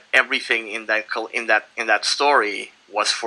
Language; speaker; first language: English; non-native, local second language; Filipino